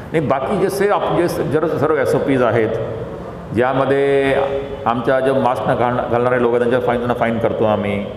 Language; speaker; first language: Marathi; non-native, local second language; Punjabi